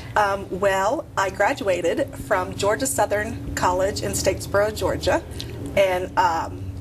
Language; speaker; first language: English; native; English